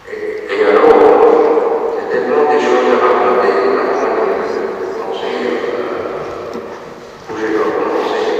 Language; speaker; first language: French; non-native, local second language; Morisyen